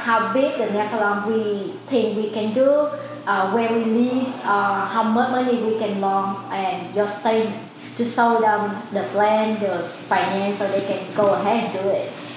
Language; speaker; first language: English; non-native, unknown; Vietnamese